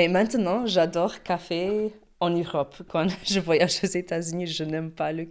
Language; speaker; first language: French; non-native, learner; English